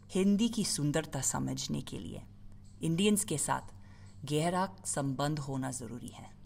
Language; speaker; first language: Hindi; non-native, fluent; English